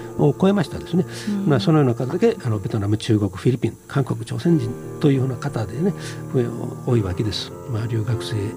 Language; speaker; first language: Japanese; native; Japanese